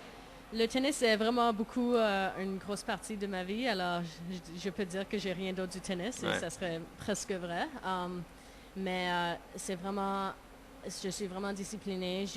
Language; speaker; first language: French; non-native, local second language; English